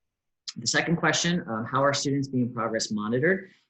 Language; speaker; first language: English; native; English